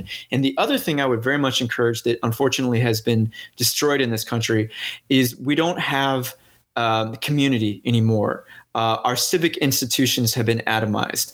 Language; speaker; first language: English; native; English